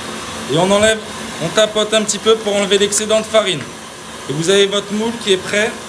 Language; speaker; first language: French; native; French